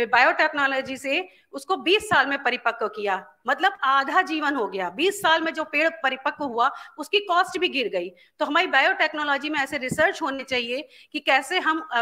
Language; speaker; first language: Hindi; native; Hindi